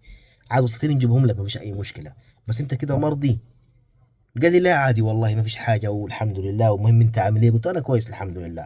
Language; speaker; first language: Arabic; native; Arabic